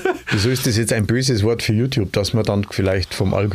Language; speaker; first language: German; native; German